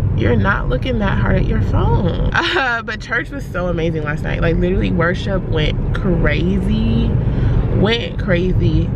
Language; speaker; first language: English; native; English